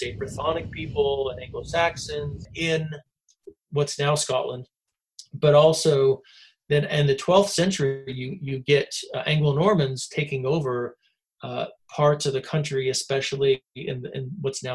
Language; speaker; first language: English; native; English